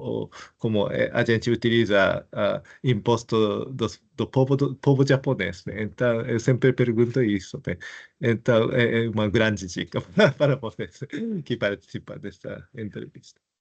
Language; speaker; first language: Portuguese; non-native, fluent; Japanese